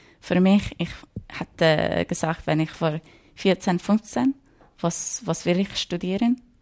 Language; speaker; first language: German; non-native, learner; English